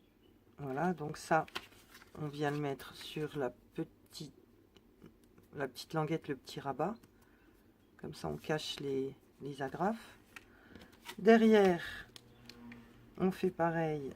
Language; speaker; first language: French; native; French